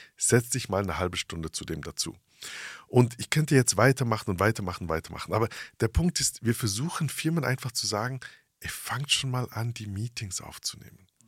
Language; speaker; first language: German; early bilingual, heritage; English